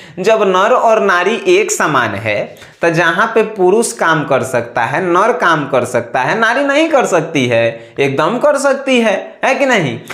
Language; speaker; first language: Hindi; native; Hindi